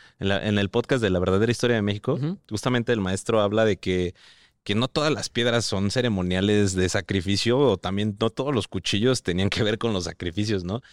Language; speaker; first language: Spanish; native; Spanish